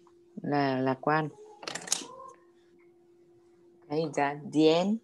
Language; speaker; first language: English; non-native, learner; Vietnamese